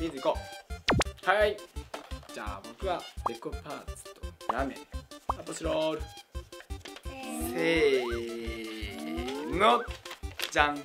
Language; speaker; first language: Japanese; native; Japanese